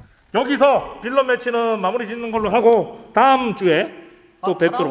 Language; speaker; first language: Korean; native; Korean